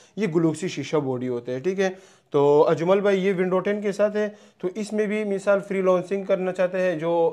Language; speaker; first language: Urdu; non-native, local second language; Punjabi